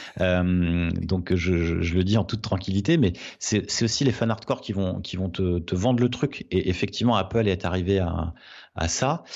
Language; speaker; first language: French; native; French